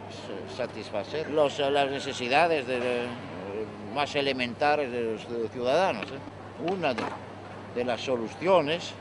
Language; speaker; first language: Spanish; non-native, fluent; Greek